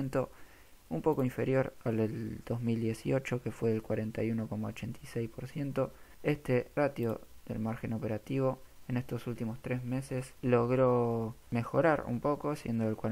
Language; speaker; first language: Spanish; native; Spanish